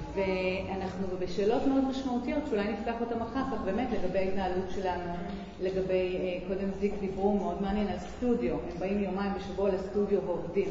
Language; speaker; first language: Hebrew; native; Hebrew